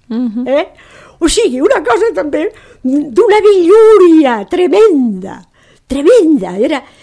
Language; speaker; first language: Catalan; native; Catalan